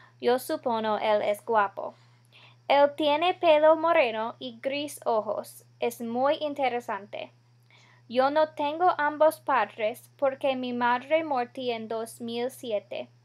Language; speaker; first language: Spanish; non-native, learner; English